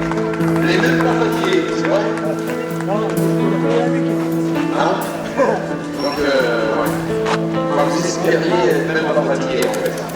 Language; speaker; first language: French; native; French